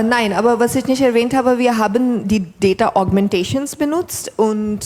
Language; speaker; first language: German; non-native, fluent; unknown